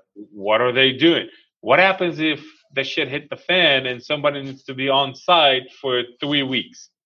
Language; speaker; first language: English; non-native, fluent; Hebrew